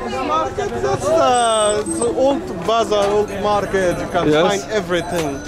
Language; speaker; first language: English; non-native, learner; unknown